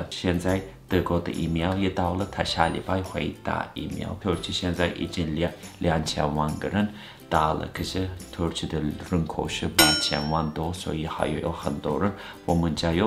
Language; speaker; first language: Chinese; non-native, fluent; Turkish